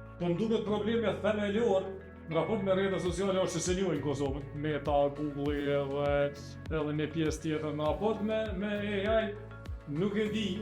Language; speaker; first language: Albanian; native; Albanian